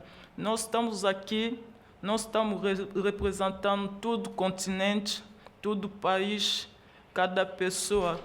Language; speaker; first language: Portuguese; non-native, learner; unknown